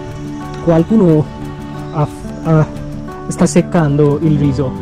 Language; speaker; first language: Italian; non-native, fluent; Bangla